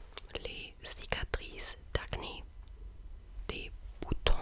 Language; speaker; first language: French; non-native, learner; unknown